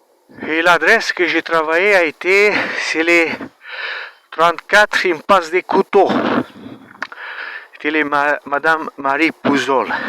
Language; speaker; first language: French; non-native, learner; Romanian